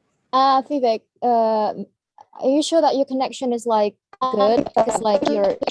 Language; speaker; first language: English; non-native, fluent; Indonesian